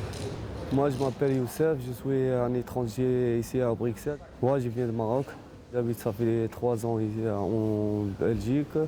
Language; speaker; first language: French; non-native, learner; Arabic